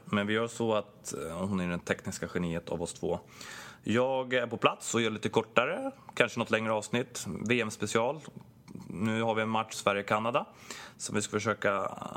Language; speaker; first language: Swedish; native; Swedish